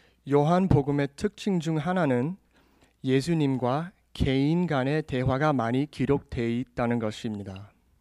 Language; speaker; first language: Korean; early bilingual, heritage; Korean